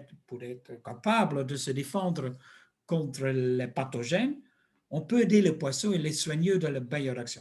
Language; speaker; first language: French; non-native, local second language; Dutch